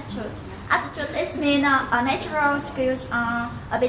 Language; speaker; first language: English; non-native, learner; Vietnamese